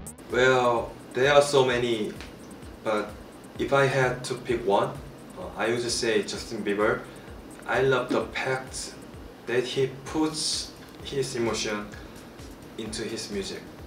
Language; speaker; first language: English; non-native, learner; Korean